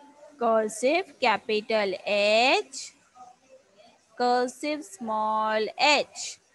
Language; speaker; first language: English; non-native, local second language; Hindi